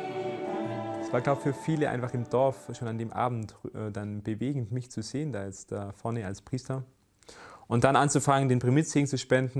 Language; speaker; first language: German; native; German